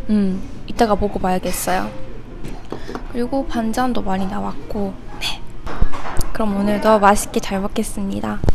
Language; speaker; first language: Korean; non-native, fluent; Japanese